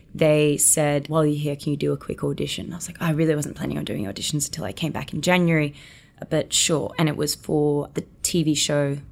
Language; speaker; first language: English; native; English